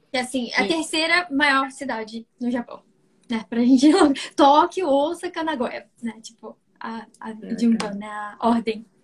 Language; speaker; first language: Portuguese; native; Portuguese